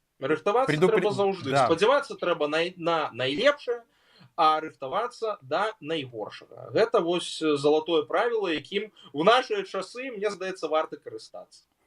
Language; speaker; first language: Belarusian; native; Belarusian